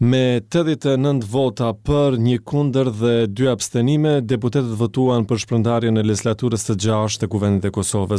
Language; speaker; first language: Albanian; native; Albanian